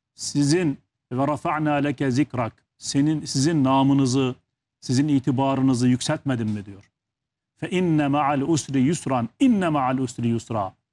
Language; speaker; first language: Turkish; native; Turkish